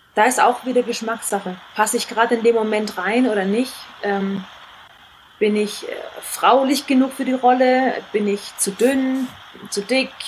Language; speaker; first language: German; early bilingual, other home language; Italian